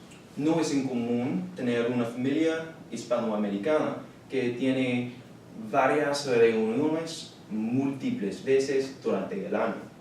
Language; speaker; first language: Spanish; non-native, learner; English